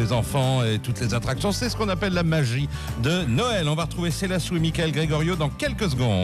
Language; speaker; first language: French; native; French